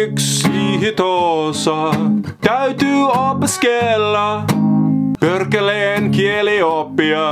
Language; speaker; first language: Finnish; non-native, learner; English